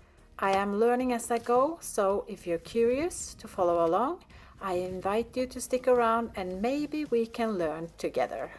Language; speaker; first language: English; non-native, fluent; Norwegian